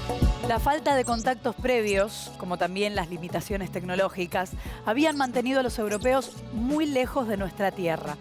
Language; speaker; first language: Spanish; native; Spanish